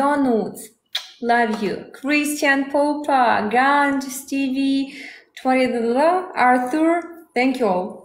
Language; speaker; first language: English; non-native, learner; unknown